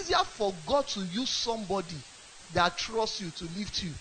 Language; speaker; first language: English; non-native, local second language; Yoruba